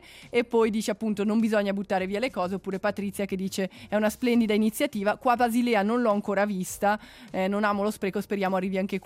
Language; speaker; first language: Italian; native; Italian